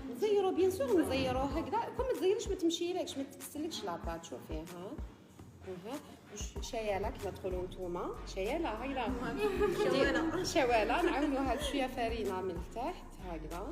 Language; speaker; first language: Arabic; native; Arabic